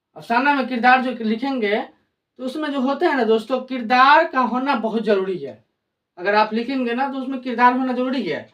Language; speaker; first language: Hindi; native; Hindi